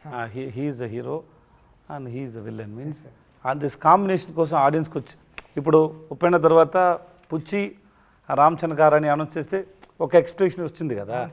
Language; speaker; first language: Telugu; non-native, learner; Tamil